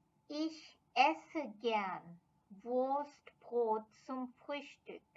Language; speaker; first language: German; non-native, fluent; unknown